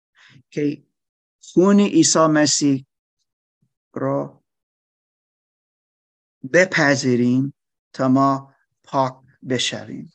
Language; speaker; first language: Persian; non-native, fluent; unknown